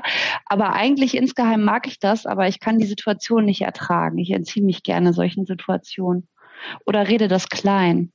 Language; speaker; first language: German; native; German